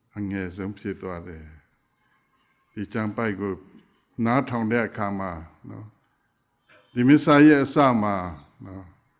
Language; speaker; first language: Burmese; non-native, local second language; Pa'o Karen